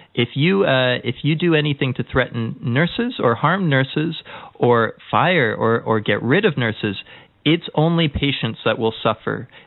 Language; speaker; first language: English; native; English